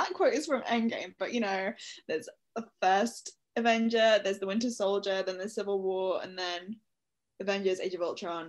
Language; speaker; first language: English; native; English